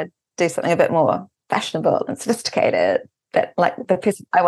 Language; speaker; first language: English; native; English